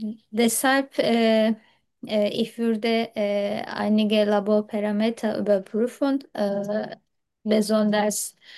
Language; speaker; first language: German; non-native, learner; Turkish